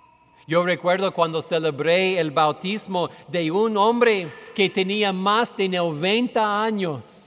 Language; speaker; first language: Spanish; non-native, fluent; English